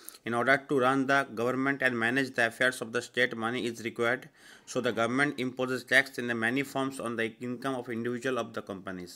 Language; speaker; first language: English; non-native, local second language; Bangla